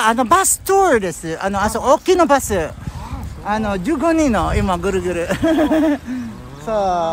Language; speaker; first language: Japanese; non-native, learner; Filipino